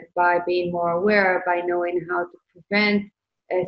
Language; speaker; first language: English; non-native, fluent; Hebrew